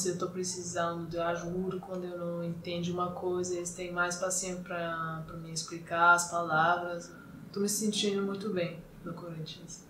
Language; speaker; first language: Portuguese; non-native, fluent; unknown